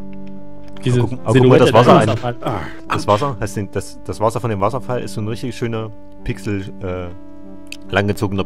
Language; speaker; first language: German; native; German